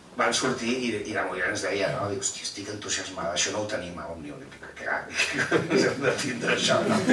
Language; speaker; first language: Catalan; non-native, local second language; Spanish